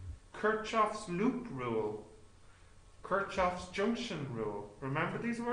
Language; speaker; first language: English; native; English